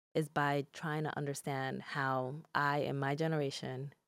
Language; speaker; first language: English; early bilingual, other home language; Spanish